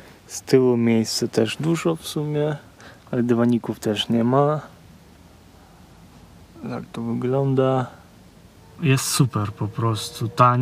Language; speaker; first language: Polish; non-native, fluent; Ukrainian